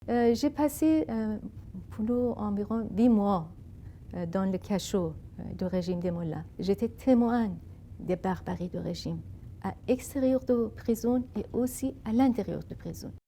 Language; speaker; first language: French; non-native, fluent; Persian